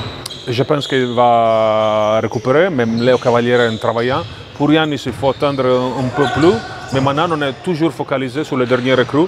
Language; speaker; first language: French; non-native, fluent; Italian